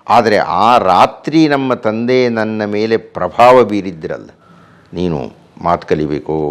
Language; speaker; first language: Kannada; native; Kannada